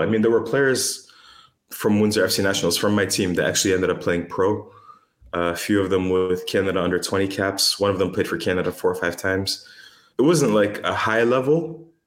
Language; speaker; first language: English; native; English